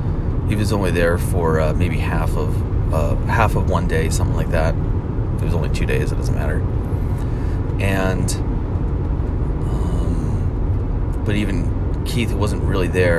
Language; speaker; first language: English; native; English